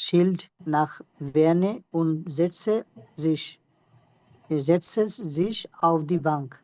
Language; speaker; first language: German; non-native, learner; Bangla